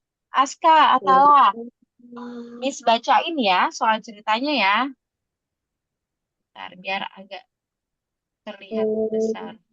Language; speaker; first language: Indonesian; native; Indonesian